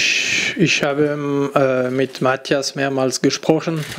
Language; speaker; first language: German; non-native, fluent; French